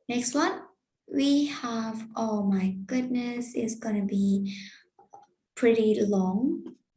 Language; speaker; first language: English; non-native, fluent; Vietnamese